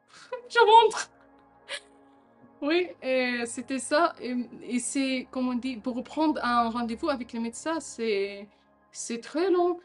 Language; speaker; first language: French; non-native, fluent; Arabic